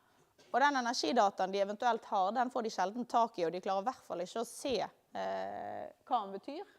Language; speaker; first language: Norwegian; native; Norwegian